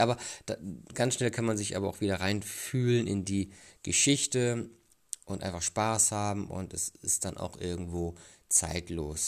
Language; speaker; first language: German; native; German